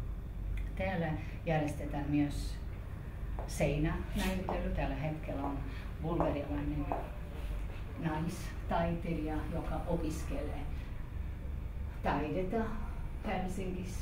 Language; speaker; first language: Finnish; non-native, fluent; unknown